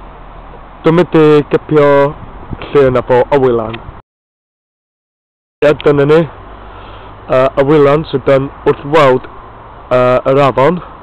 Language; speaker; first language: Welsh; non-native, learner; English